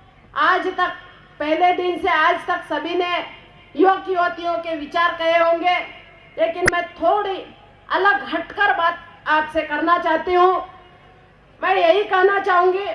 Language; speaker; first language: Hindi; non-native, local second language; Marathi